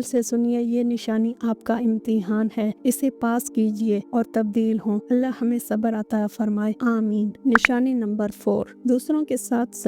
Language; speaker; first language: Hindi; native; Hindi